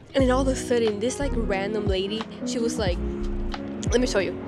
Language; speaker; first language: English; early bilingual, other home language; Spanish